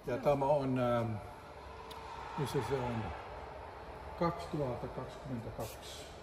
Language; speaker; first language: Finnish; non-native, learner; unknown